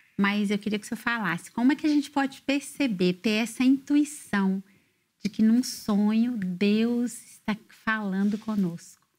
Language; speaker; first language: Portuguese; native; Portuguese